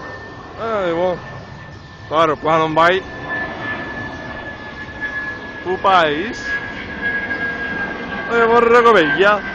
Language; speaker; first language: Greek; native; Greek